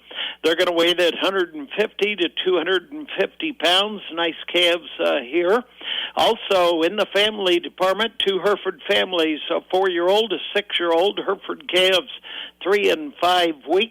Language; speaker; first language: English; native; English